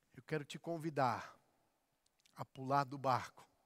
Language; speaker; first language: Portuguese; native; Portuguese